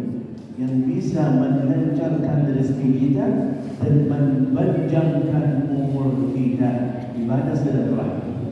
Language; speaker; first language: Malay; non-native, fluent; Arabic